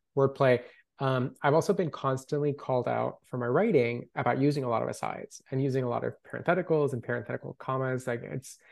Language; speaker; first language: English; non-native, fluent; Spanish